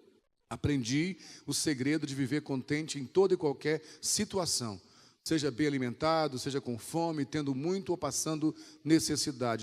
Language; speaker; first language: Portuguese; native; Portuguese